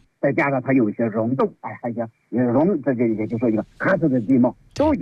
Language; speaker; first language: Chinese; native; Chinese